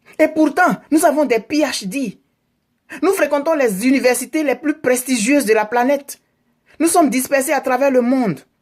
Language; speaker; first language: French; native; French